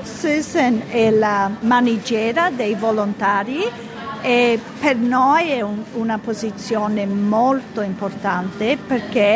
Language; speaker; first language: Italian; early bilingual, heritage; Italian